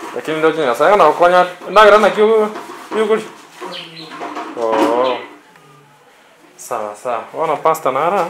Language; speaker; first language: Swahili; non-native, local second language; Gusii